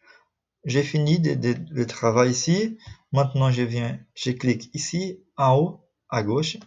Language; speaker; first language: French; non-native, fluent; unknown